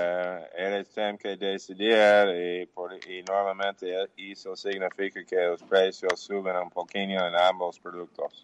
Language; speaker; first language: Portuguese; non-native, learner; English